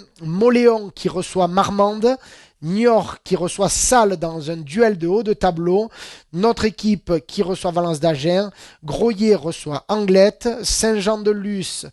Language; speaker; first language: French; native; French